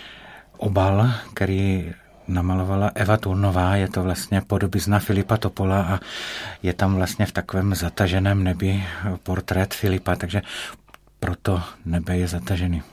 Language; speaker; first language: Czech; native; Czech